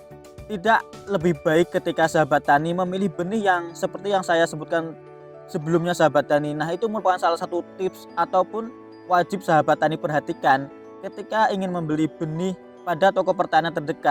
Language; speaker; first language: Indonesian; native; Indonesian